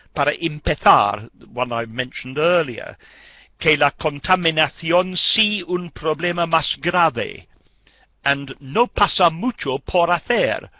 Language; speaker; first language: Spanish; non-native, fluent; English